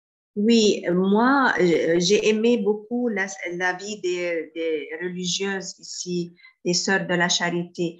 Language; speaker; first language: French; non-native, fluent; Arabic